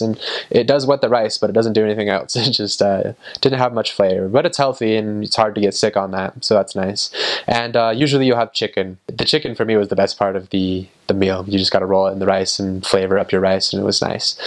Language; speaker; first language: English; native; English